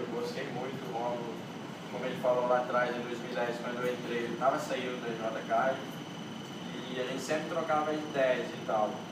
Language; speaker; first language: Portuguese; non-native, local second language; Kabuverdianu